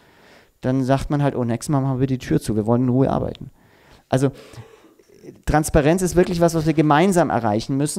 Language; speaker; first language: German; native; German